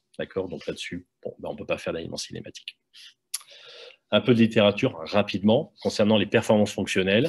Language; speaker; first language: French; native; French